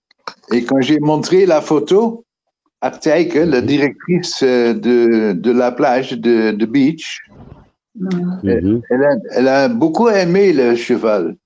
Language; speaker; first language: French; non-native, fluent; Dutch